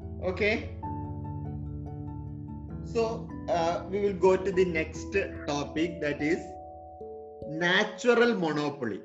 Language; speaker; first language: English; non-native, local second language; Malayalam